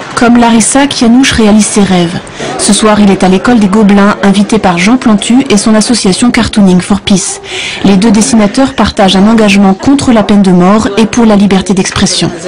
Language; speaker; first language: French; native; French